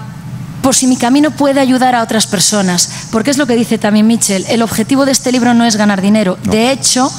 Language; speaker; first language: Spanish; native; Spanish